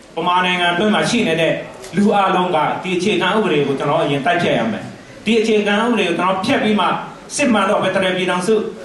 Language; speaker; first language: Burmese; non-native, local second language; Mon